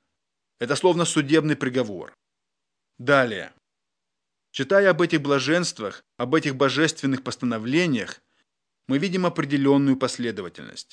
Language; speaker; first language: Russian; native; Russian